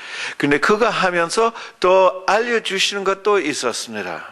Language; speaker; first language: Korean; early bilingual, other home language; English